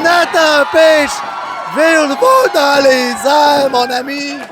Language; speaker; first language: French; native; French